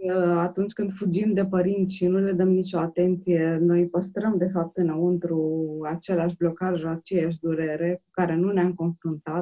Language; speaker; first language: Romanian; native; Romanian